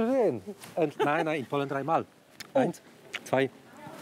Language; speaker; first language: German; non-native, learner; Polish